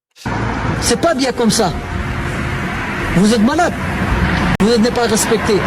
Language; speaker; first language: French; non-native, learner; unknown